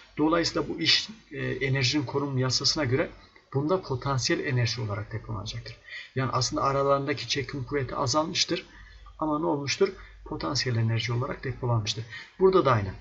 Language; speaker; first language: Turkish; native; Turkish